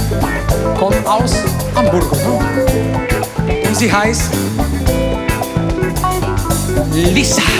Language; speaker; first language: German; non-native, learner; Spanish